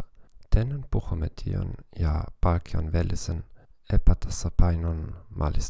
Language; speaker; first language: Finnish; non-native, fluent; German